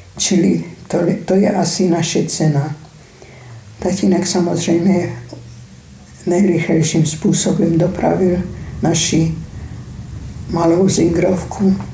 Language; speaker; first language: Czech; non-native, fluent; Hungarian